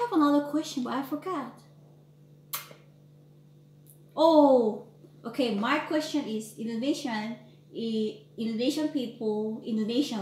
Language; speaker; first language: English; non-native, learner; Indonesian